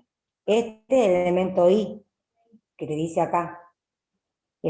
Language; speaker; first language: Spanish; native; Spanish